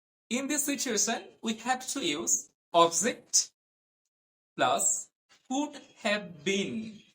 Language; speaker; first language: English; non-native, local second language; Bangla